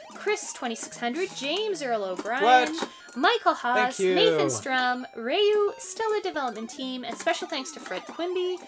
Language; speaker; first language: English; native; English